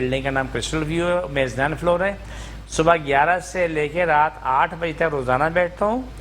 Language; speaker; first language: Urdu; non-native, local second language; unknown